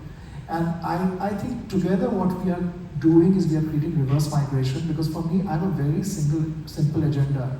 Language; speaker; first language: English; non-native, local second language; Bangla